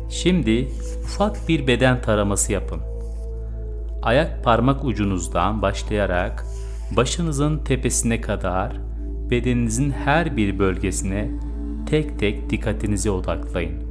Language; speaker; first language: Turkish; native; Turkish